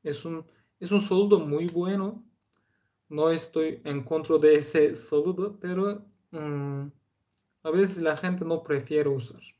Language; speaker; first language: Spanish; non-native, learner; Turkish